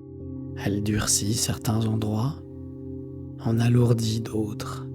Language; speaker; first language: French; native; French